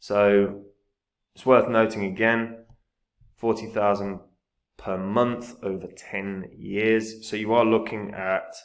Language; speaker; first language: English; native; English